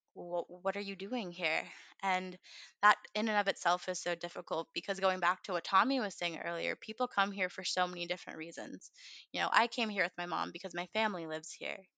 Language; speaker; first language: English; early bilingual, other home language; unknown